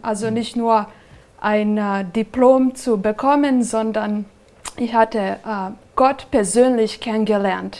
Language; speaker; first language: German; non-native, fluent; Serbian